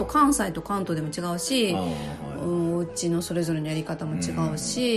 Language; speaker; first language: Japanese; native; Japanese